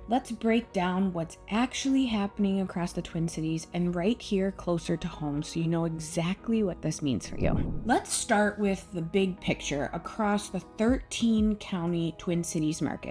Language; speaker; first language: English; native; English